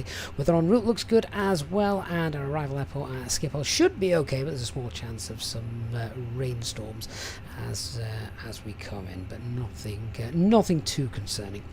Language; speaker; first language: English; native; English